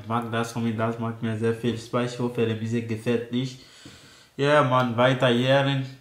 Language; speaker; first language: German; non-native, learner; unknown